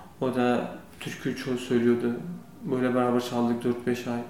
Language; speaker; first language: Turkish; non-native, learner; Kurdish